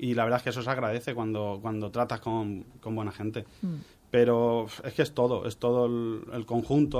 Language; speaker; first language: Spanish; native; Spanish